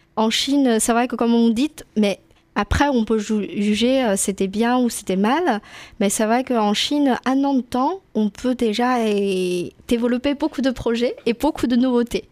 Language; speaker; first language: French; non-native, fluent; Chinese